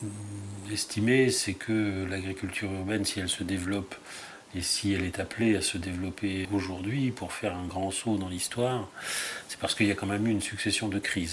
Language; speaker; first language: French; native; French